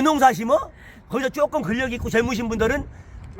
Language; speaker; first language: Korean; native; Korean